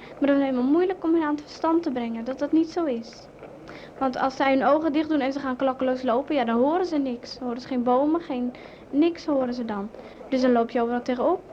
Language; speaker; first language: Dutch; native; Dutch